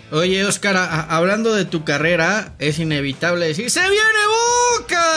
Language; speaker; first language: Spanish; native; Spanish